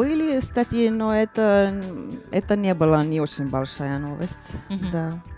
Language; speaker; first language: Russian; non-native, fluent; Finnish